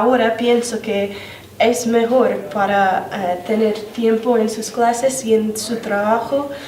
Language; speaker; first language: Spanish; non-native, learner; English